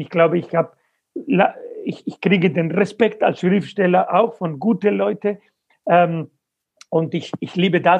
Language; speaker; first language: German; non-native, fluent; Spanish